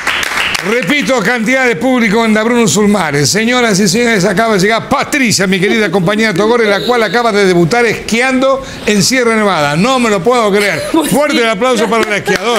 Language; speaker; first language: Spanish; native; Spanish